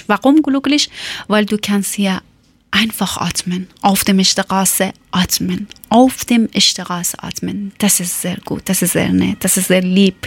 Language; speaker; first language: German; non-native, learner; Persian